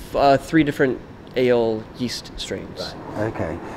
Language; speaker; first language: English; native; English